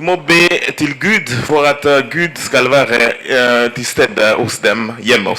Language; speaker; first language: Swedish; non-native, learner; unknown